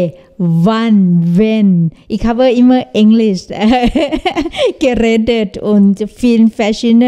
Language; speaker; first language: German; non-native, learner; Thai